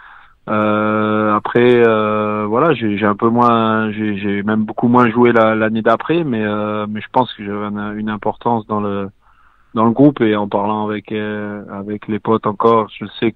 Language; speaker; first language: French; native; French